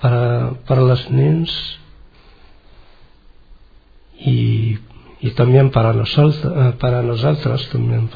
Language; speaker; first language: Spanish; non-native, learner; Arabic